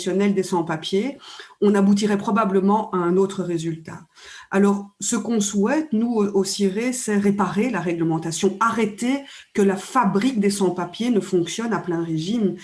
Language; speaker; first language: French; native; French